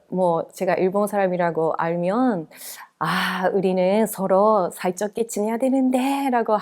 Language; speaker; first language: Korean; non-native, fluent; Japanese